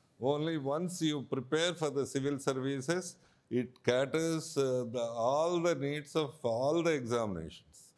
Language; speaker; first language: English; non-native, local second language; Telugu